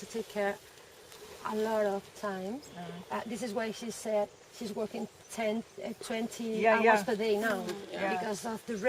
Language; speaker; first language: English; non-native, fluent; Catalan